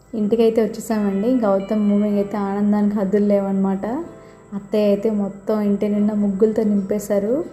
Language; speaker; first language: Telugu; native; Telugu